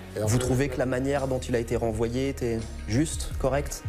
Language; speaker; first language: French; native; French